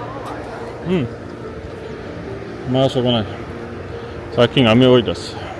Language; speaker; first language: Japanese; non-native, learner; French